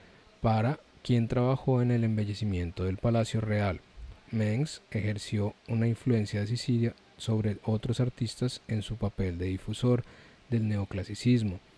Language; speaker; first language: Spanish; native; Spanish